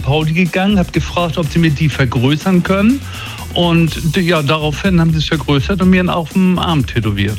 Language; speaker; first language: German; native; German